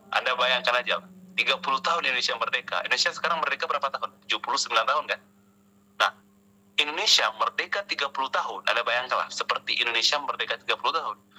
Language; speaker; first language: Indonesian; non-native, local second language; Achinese